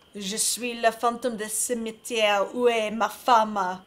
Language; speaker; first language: French; non-native, learner; English